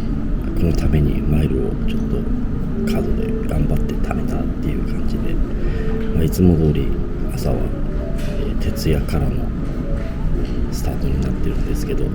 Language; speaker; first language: Japanese; native; Japanese